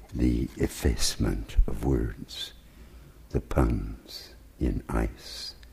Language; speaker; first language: English; native; English